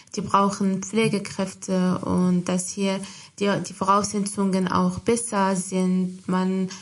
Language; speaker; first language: German; non-native, fluent; Arabic